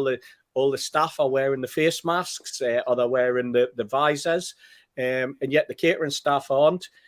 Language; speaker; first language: English; native; English